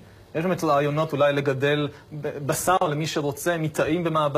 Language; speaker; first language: Hebrew; native; Hebrew